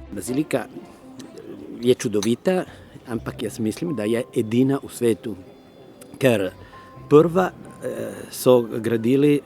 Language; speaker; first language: Slovenian; non-native, learner; Italian